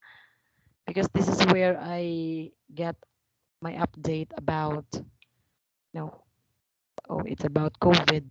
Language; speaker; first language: English; non-native, fluent; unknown